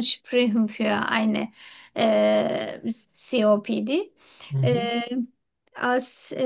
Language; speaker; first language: German; non-native, learner; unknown